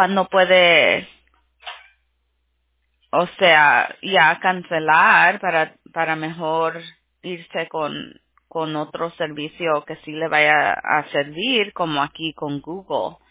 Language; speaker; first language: Spanish; early bilingual, heritage; Spanish